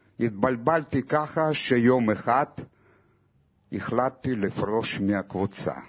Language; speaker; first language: Hebrew; non-native, fluent; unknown